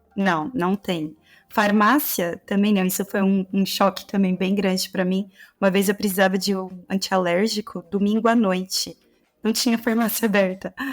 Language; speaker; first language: Portuguese; native; Portuguese